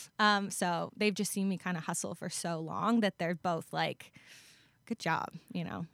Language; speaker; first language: English; native; English